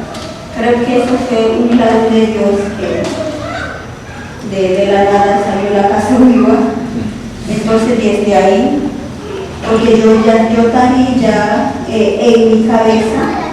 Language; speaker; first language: Spanish; non-native, local second language; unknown